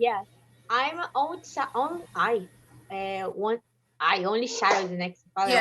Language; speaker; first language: English; non-native, learner; Portuguese